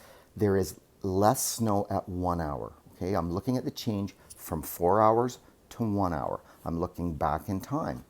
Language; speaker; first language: English; native; English